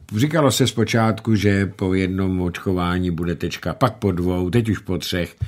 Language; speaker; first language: Czech; native; Czech